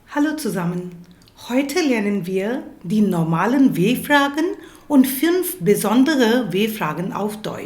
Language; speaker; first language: German; non-native, fluent; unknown